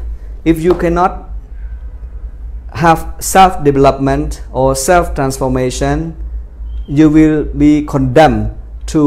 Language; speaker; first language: English; non-native, fluent; Khmer